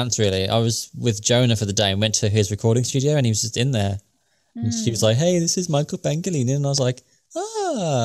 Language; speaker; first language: English; native; English